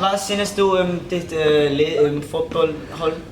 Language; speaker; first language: Danish; non-native, learner; Icelandic